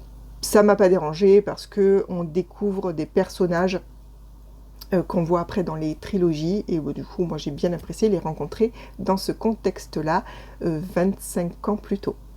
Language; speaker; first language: French; native; French